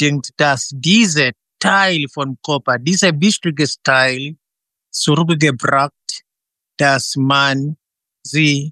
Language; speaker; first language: German; non-native, fluent; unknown